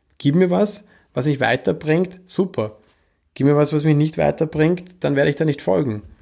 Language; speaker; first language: German; native; German